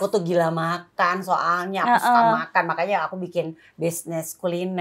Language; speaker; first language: Indonesian; native; Indonesian